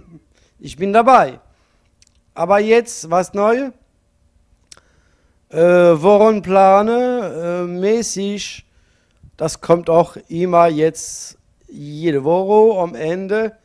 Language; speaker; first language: German; non-native, learner; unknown